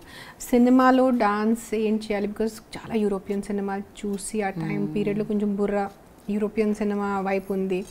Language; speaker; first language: Telugu; non-native, local second language; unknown